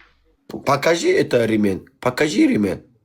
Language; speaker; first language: Russian; non-native, learner; Turkmen